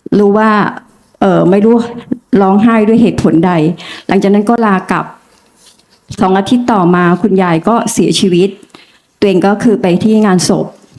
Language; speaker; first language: Thai; native; Thai